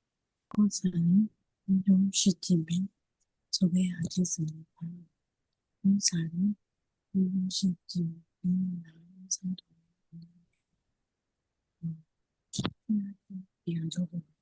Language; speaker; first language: Korean; non-native, learner; Burmese